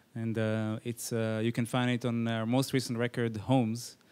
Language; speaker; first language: English; non-native, fluent; Hebrew